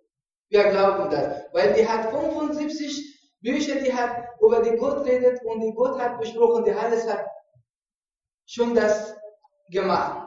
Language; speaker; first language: German; non-native, learner; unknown